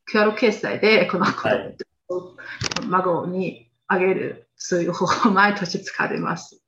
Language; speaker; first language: Japanese; non-native, fluent; Chinese